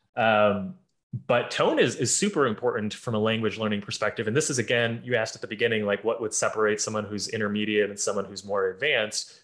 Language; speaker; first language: English; native; English